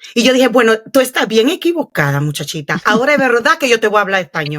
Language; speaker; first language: Spanish; early bilingual, heritage; Spanish